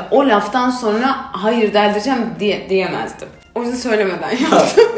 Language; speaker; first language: Turkish; native; Turkish